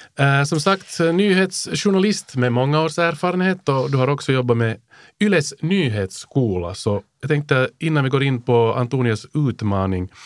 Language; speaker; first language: Swedish; native; Swedish